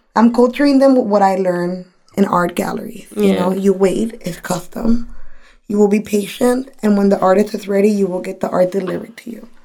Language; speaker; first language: English; early bilingual, other home language; Spanish